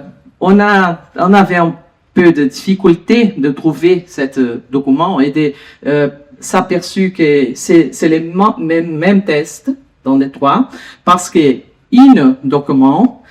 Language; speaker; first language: French; non-native, learner; Portuguese